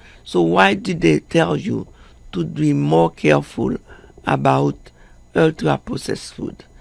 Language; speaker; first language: English; non-native, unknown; Haitian Creole